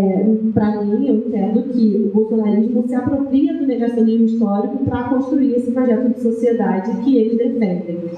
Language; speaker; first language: Portuguese; native; Portuguese